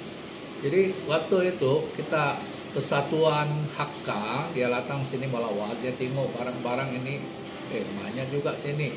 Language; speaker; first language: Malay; non-native, local second language; Hakka Chinese